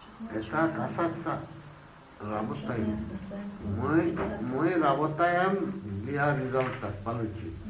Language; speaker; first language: Russian; non-native, learner; Bangla